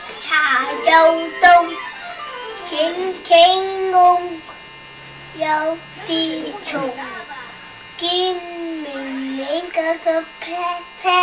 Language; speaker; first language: Cantonese; early bilingual, heritage; Cantonese